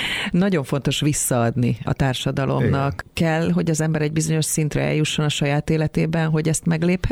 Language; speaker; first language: Hungarian; native; Hungarian